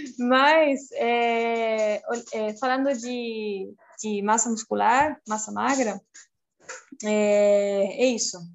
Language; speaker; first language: Portuguese; non-native, fluent; Spanish